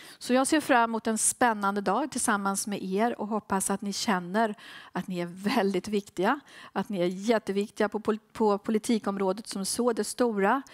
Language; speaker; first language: Swedish; native; Swedish